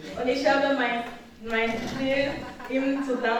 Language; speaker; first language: German; non-native, learner; French